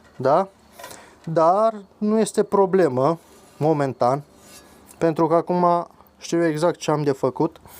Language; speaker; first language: Romanian; native; Romanian